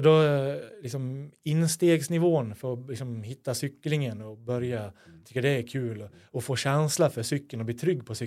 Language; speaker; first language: Swedish; native; Swedish